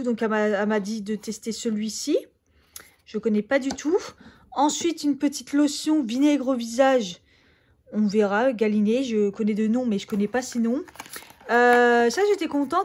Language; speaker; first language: French; native; French